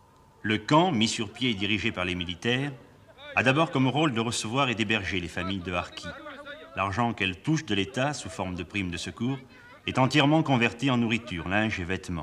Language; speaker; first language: French; native; French